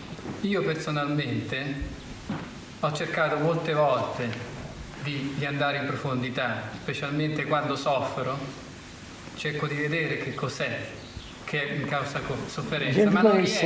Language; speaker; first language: Italian; non-native, fluent; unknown